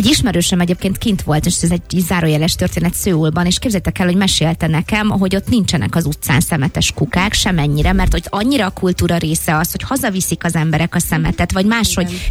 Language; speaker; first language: Hungarian; native; Hungarian